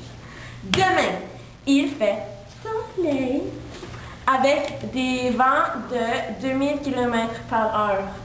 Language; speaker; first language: French; non-native, local second language; English